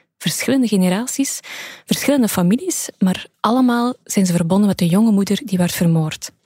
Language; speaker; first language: Dutch; native; Dutch